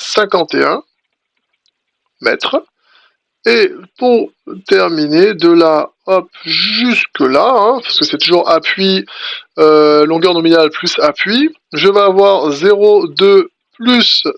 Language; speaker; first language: French; native; French